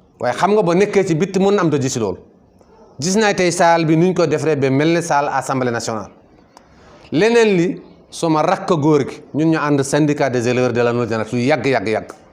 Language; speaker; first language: Wolof; non-native, local second language; Fula